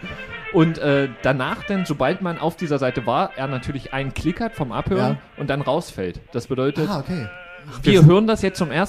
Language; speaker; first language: German; native; German